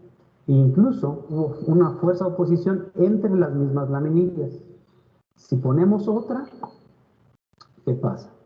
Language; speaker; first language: Spanish; native; Spanish